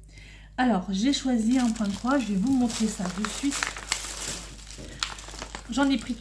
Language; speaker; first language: French; native; French